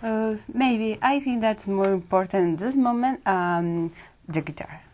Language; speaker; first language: English; non-native, learner; Spanish